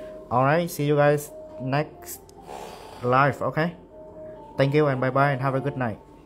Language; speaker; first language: English; non-native, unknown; Vietnamese